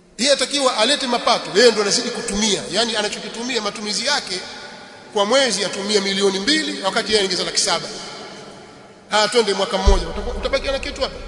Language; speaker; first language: Swahili; native; Swahili